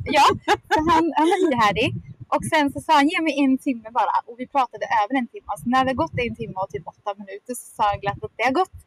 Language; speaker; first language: Swedish; native; Swedish